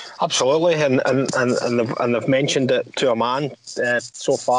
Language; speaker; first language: English; native; English